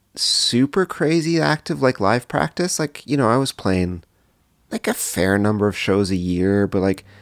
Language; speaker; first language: English; native; English